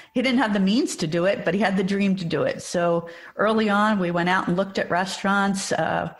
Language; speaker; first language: English; native; English